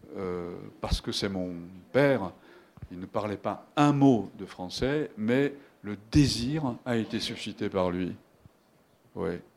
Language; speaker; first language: French; non-native, fluent; Japanese